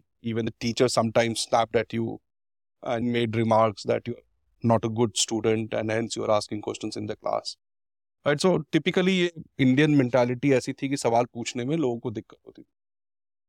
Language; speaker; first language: English; non-native, local second language; Hindi